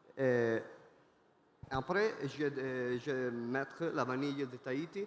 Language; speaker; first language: French; non-native, learner; Italian